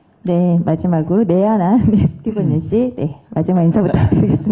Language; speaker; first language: Korean; native; Korean